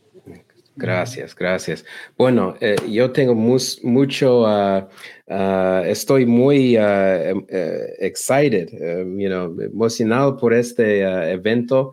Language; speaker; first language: Spanish; non-native, learner; English